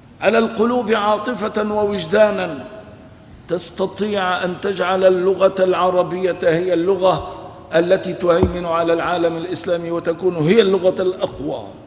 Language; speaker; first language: Arabic; non-native, local second language; Kurdish